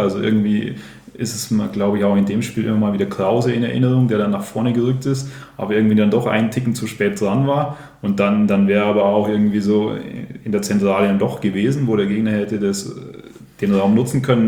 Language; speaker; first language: German; native; German